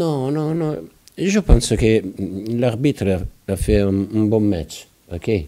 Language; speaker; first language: French; non-native, fluent; Italian